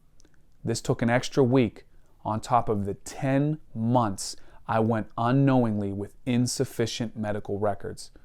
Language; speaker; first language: English; native; English